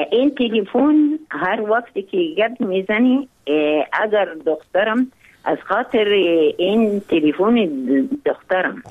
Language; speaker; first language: Persian; non-native, learner; Arabic